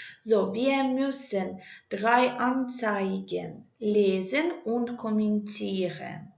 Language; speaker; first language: German; non-native, learner; Ukrainian